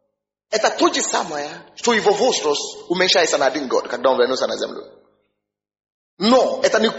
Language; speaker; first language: Russian; non-native, fluent; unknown